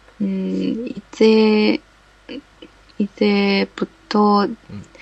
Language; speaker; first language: Korean; non-native, learner; Chinese